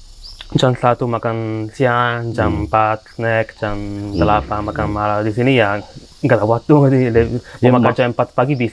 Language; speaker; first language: Indonesian; non-native, fluent; Italian